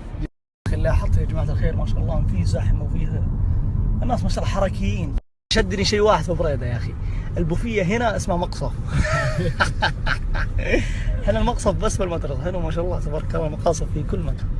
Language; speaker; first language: Arabic; native; Arabic